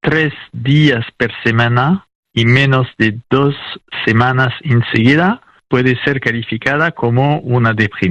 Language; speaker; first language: Spanish; non-native, fluent; French